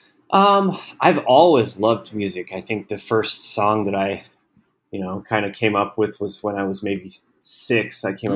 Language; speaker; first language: English; native; English